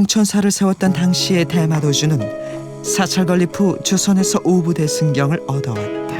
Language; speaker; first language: Korean; native; Korean